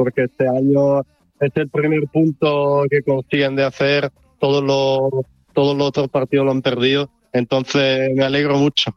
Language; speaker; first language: Spanish; non-native, fluent; Italian